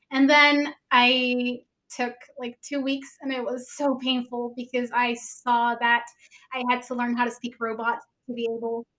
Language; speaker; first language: English; early bilingual, other home language; Spanish